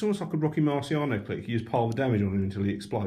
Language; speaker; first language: English; native; English